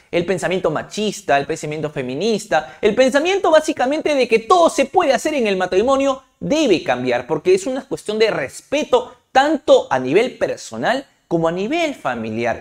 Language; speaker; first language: Spanish; native; Spanish